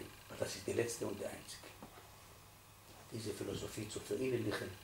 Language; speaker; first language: German; non-native, fluent; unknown